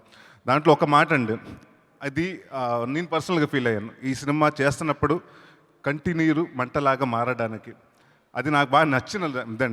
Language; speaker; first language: Telugu; native; Telugu